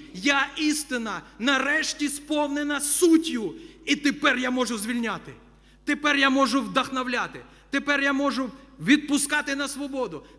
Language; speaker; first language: Ukrainian; non-native, local second language; Russian